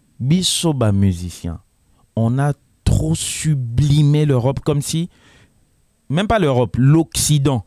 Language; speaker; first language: French; non-native, local second language; Lingala